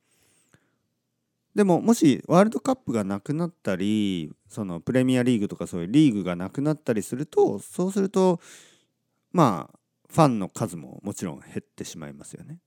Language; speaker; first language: Japanese; native; Japanese